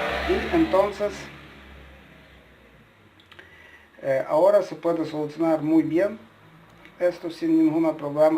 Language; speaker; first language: Spanish; non-native, learner; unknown